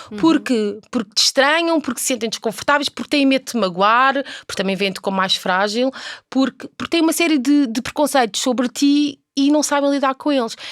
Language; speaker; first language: Portuguese; native; Portuguese